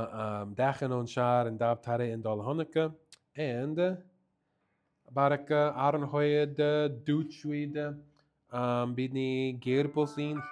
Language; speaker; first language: Mongolian; non-native, fluent; English